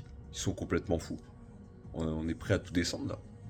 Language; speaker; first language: French; native; French